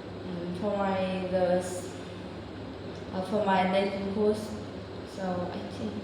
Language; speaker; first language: English; non-native, learner; Vietnamese